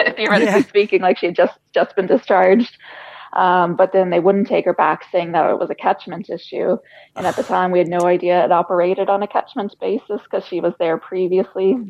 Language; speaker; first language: English; native; English